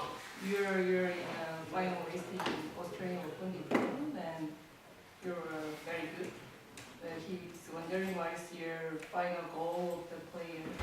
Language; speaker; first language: English; non-native, learner; Korean